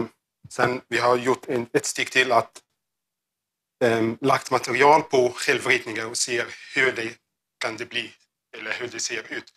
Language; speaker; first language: Swedish; non-native, learner; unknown